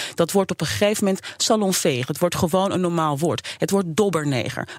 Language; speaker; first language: Dutch; native; Dutch